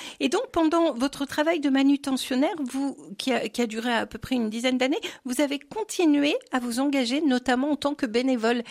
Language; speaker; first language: French; native; French